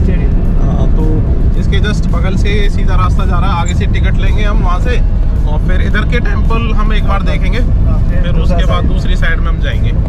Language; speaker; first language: Hindi; native; Hindi